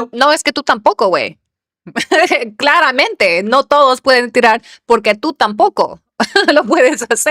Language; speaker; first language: Spanish; early bilingual, heritage; Spanish